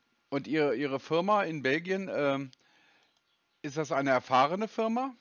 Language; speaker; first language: German; native; German